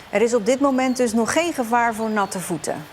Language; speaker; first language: Dutch; native; Dutch